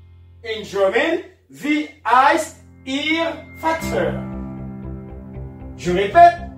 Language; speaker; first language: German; non-native, learner; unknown